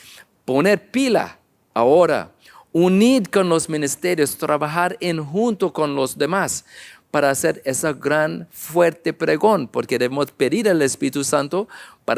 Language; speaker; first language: Spanish; non-native, learner; English